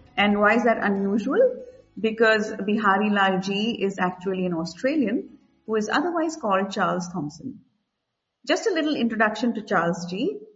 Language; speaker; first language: English; non-native, local second language; Hindi